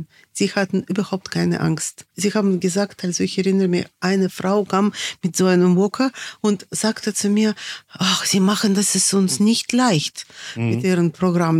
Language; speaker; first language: German; non-native, fluent; Russian